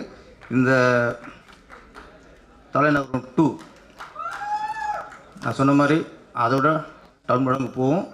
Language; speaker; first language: Tamil; native; Tamil